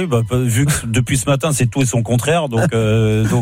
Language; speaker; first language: French; native; French